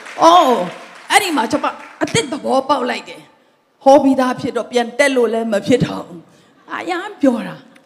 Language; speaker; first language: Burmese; non-native, local second language; Tedim Chin